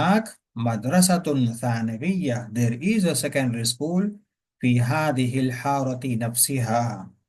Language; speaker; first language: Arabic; non-native, fluent; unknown